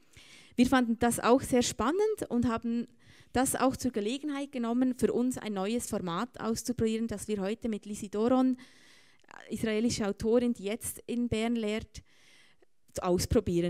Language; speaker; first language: German; native; German